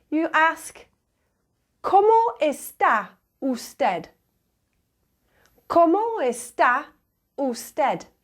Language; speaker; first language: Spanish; non-native, fluent; English